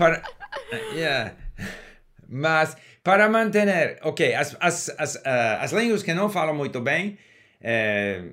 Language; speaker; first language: Portuguese; non-native, learner; English